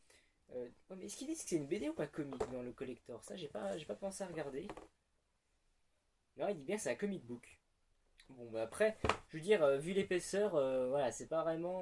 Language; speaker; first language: French; native; French